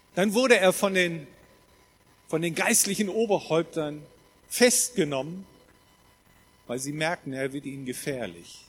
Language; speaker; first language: German; native; German